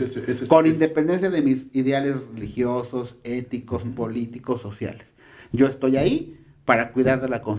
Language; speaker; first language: Spanish; native; Spanish